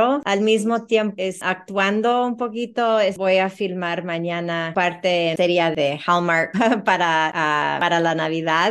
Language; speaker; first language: Spanish; early bilingual, heritage; Spanish